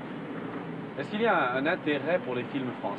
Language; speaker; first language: French; native; French